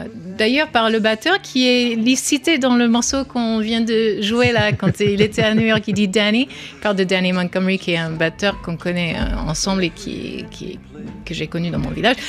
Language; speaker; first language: French; non-native, fluent; English